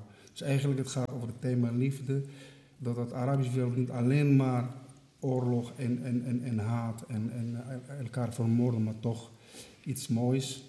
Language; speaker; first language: Dutch; non-native, fluent; Arabic